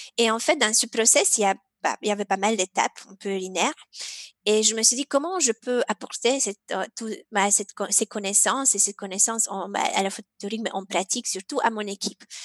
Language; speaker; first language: French; non-native, fluent; Romanian